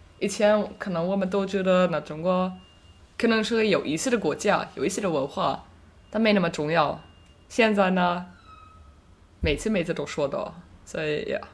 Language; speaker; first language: Chinese; non-native, fluent; German